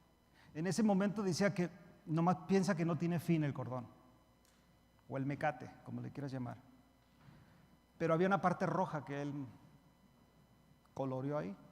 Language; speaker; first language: Spanish; early bilingual, heritage; Spanish